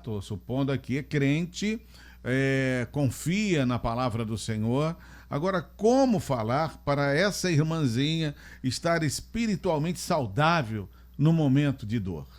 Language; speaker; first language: Portuguese; native; Portuguese